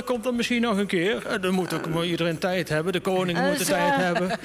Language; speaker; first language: Dutch; native; Dutch